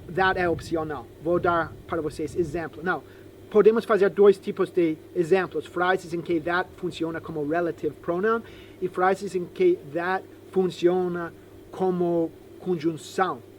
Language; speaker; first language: Portuguese; non-native, fluent; English